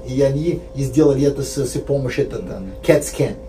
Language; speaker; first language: Russian; non-native, learner; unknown